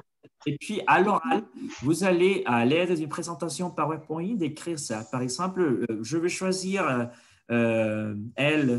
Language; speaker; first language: French; non-native, fluent; Spanish